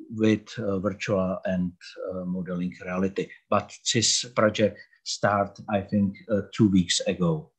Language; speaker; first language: English; non-native, learner; Czech